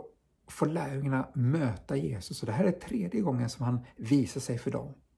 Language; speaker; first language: Swedish; native; Swedish